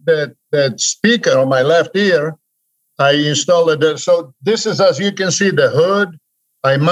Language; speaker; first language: English; non-native, fluent; Polish